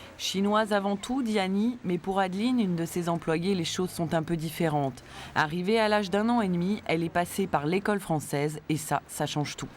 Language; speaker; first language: French; native; French